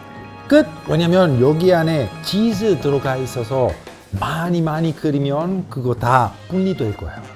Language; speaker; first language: Korean; non-native, fluent; Italian